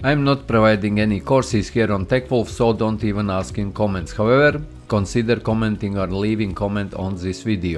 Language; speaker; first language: English; non-native, fluent; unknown